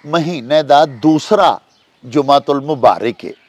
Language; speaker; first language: Urdu; non-native, local second language; Punjabi